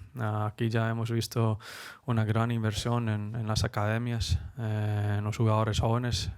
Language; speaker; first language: Spanish; early bilingual, heritage; Spanish